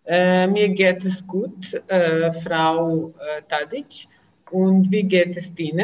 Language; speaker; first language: German; non-native, learner; Serbian